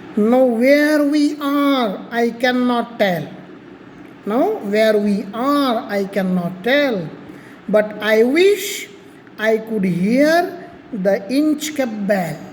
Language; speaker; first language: English; non-native, local second language; Marathi